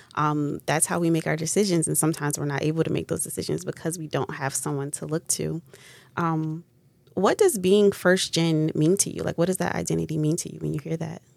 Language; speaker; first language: English; native; English